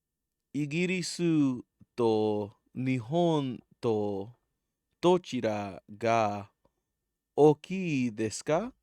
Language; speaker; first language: Japanese; non-native, learner; English